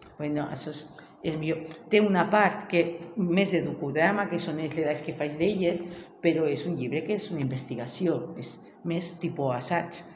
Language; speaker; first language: Catalan; native; Catalan